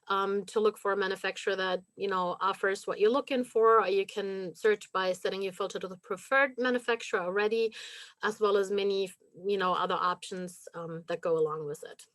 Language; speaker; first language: English; non-native, fluent; German